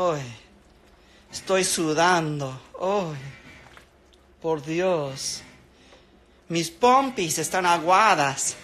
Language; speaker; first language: Spanish; non-native, learner; English